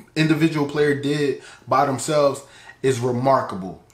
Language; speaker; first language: English; native; English